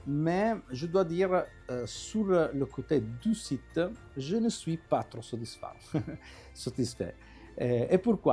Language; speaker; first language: French; non-native, fluent; Italian